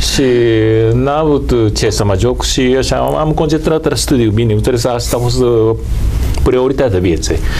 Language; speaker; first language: Romanian; non-native, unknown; Japanese